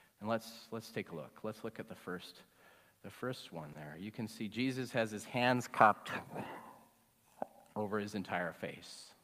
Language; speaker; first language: English; native; English